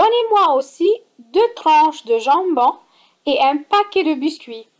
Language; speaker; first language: French; non-native, fluent; English